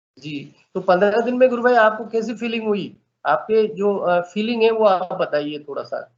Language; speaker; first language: Hindi; native; Hindi